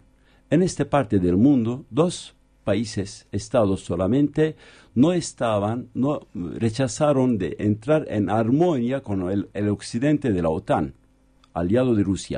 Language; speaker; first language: Spanish; non-native, fluent; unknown